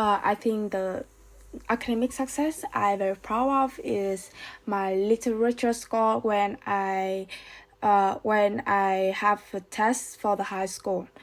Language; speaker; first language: English; non-native, learner; Vietnamese